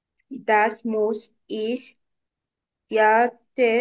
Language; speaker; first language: German; non-native, learner; Bangla